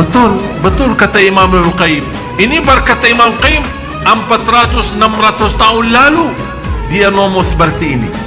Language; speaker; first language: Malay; non-native, fluent; Arabic